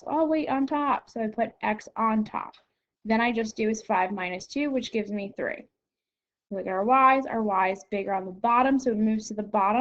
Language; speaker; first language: English; native; English